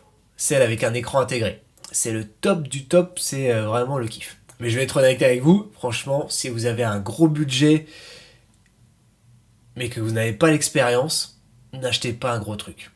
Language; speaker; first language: French; native; French